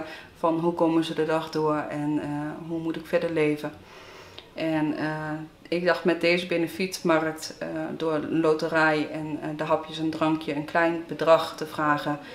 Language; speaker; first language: Dutch; native; Dutch